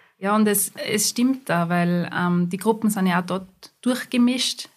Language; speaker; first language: German; native; German